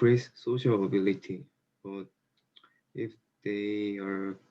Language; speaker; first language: English; non-native, learner; Korean